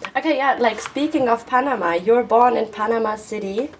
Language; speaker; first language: English; non-native, fluent; German